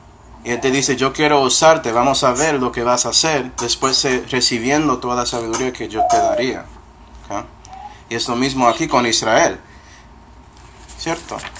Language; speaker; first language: Spanish; non-native, fluent; English